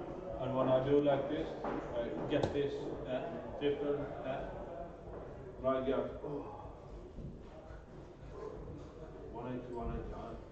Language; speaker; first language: English; non-native, learner; Norwegian